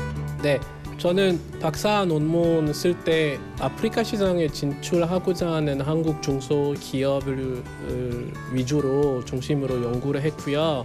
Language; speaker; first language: Korean; non-native, fluent; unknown